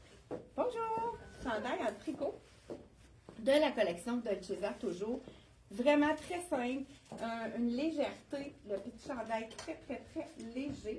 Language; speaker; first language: French; native; French